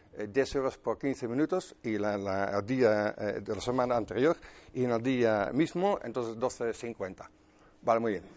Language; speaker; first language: Spanish; non-native, fluent; Dutch